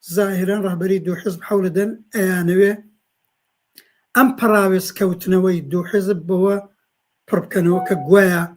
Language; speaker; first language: Central Kurdish; native; Central Kurdish